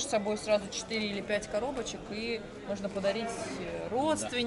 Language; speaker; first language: Russian; native; Russian